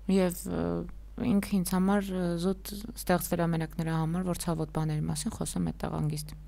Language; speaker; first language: Armenian; native; Armenian